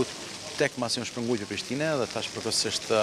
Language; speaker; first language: Albanian; native; Albanian